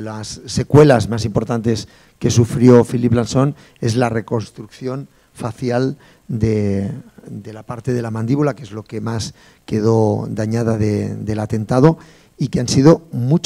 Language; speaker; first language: Spanish; native; Spanish